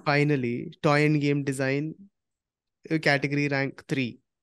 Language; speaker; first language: English; non-native, local second language; Hindi